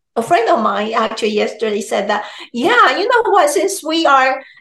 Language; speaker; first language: English; non-native, fluent; Chinese